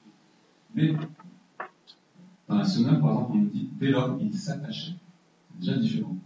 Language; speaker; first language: French; native; French